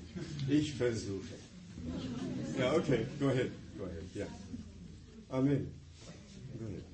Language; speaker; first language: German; non-native, fluent; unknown